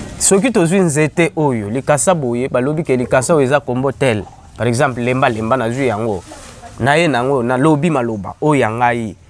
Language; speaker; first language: Lingala; non-native, local second language; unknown